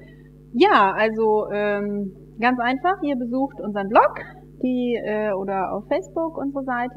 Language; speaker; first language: German; native; German